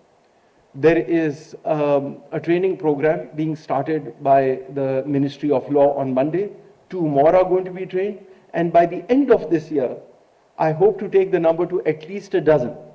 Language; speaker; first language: English; non-native, local second language; Urdu